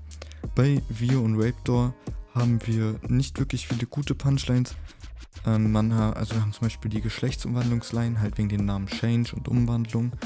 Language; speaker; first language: German; native; German